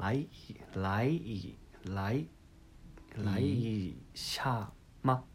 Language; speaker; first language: Chinese; non-native, learner; Japanese